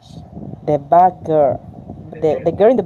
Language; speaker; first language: English; non-native, learner; Spanish